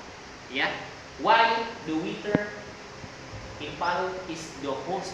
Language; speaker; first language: English; non-native, learner; Indonesian